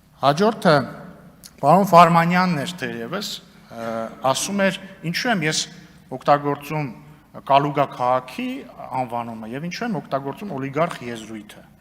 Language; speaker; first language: Armenian; native; Armenian